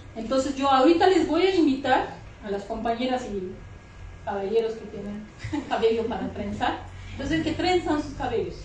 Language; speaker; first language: Spanish; non-native, fluent; Kurdish